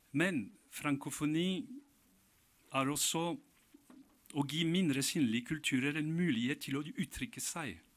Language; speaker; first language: Norwegian; non-native, fluent; French